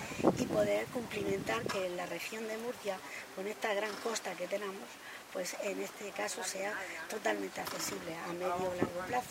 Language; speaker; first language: Spanish; native; Spanish